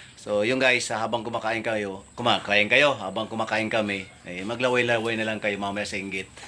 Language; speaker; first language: Filipino; native; Filipino